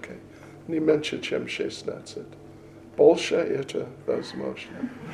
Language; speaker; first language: Russian; non-native, learner; English